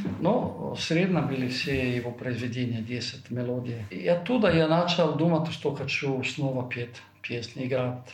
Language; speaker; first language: Russian; non-native, fluent; Italian